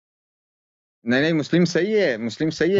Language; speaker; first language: Urdu; non-native, fluent; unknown